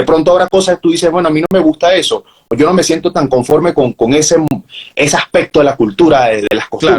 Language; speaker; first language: Spanish; native; Spanish